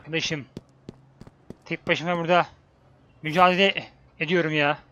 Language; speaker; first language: Turkish; native; Turkish